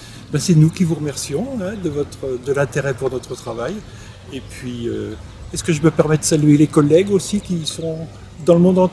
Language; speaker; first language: French; native; French